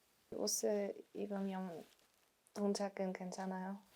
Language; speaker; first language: Korean; non-native, learner; German